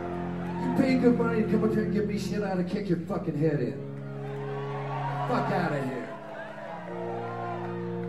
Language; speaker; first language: English; native; English